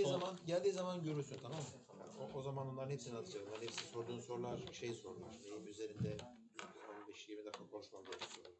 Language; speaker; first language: Turkish; native; Turkish